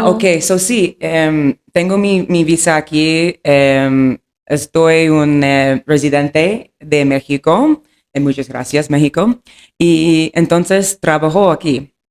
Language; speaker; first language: Spanish; non-native, learner; English